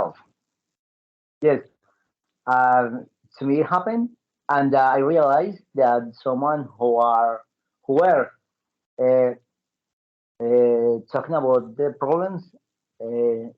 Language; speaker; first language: English; non-native, learner; Spanish